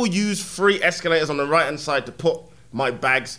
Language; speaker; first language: English; native; English